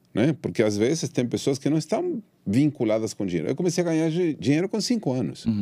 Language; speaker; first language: Portuguese; non-native, fluent; Spanish